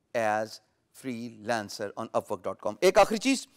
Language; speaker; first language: English; non-native, local second language; Urdu